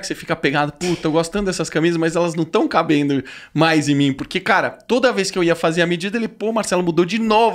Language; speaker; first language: Portuguese; native; Portuguese